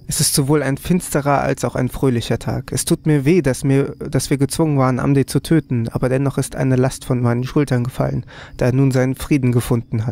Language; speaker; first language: German; native; German